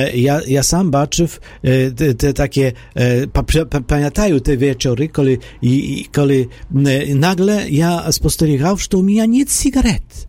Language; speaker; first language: Polish; non-native, learner; Ukrainian